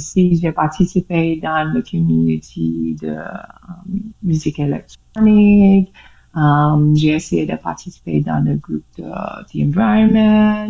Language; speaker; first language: French; non-native, learner; English